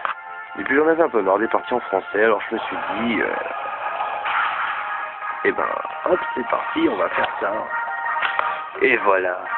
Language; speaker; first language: French; native; French